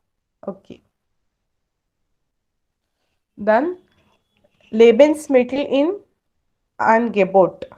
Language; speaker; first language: German; non-native, fluent; Hindi